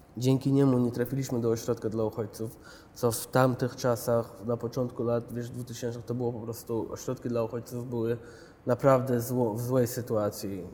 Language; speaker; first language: Polish; early bilingual, other home language; Chechen